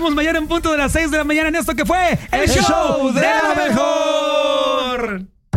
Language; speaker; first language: Spanish; native; Spanish